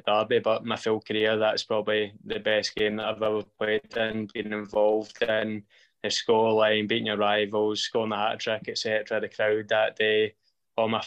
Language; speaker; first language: English; native; English